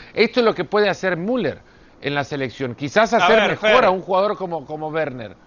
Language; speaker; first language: Spanish; native; Spanish